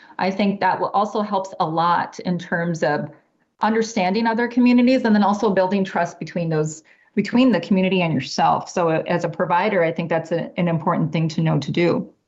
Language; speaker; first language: English; native; English